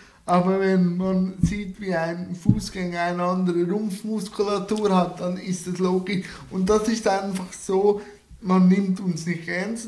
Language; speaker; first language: German; native; German